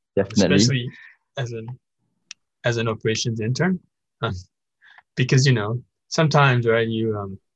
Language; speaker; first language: English; non-native, fluent; Burmese